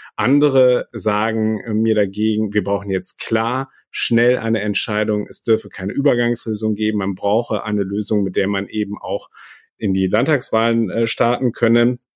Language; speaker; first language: German; native; German